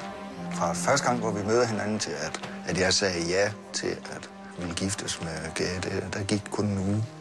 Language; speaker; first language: Danish; native; Danish